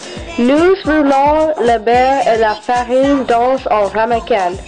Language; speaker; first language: French; non-native, learner; English